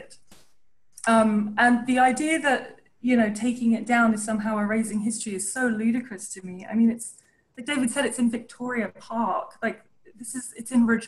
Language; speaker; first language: English; native; English